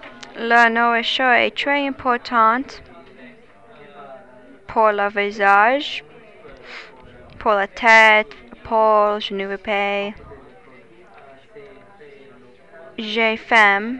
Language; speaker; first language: French; non-native, learner; English